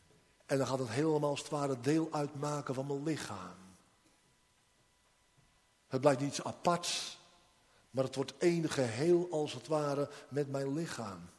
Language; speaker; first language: Dutch; native; Dutch